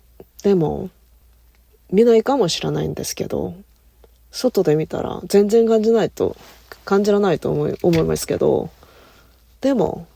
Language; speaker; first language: Japanese; non-native, learner; Korean